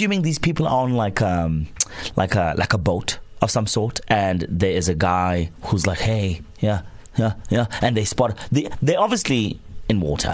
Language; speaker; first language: English; native; English